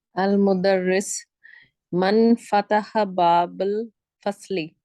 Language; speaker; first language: Arabic; non-native, learner; Urdu